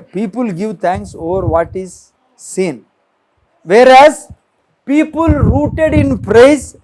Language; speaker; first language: English; non-native, local second language; Telugu